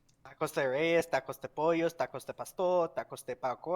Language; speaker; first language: Spanish; non-native, learner; English